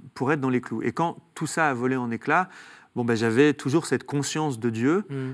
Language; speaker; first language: French; native; French